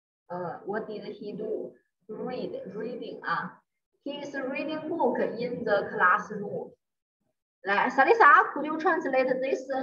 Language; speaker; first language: English; non-native, learner; Chinese